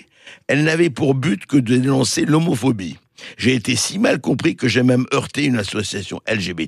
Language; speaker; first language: French; native; French